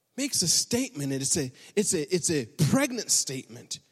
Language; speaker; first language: English; native; English